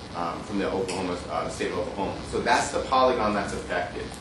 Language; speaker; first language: English; native; English